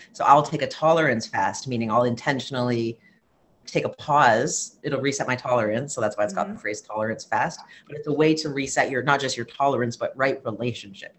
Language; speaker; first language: English; native; English